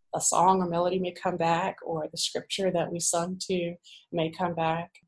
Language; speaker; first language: English; native; English